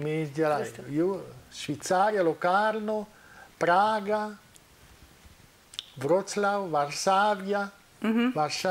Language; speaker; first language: Russian; non-native, learner; Italian